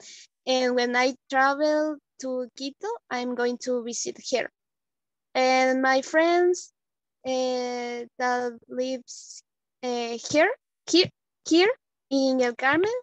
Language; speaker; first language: English; non-native, learner; Spanish